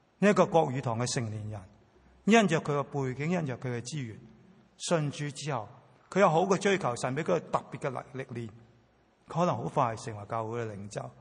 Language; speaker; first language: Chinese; non-native, local second language; Cantonese